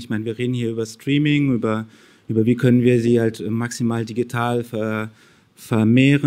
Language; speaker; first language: German; native; German